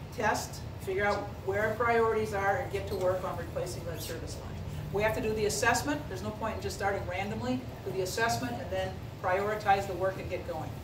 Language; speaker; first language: English; native; English